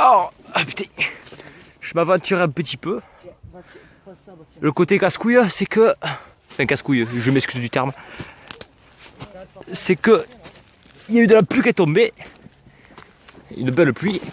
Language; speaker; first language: French; native; French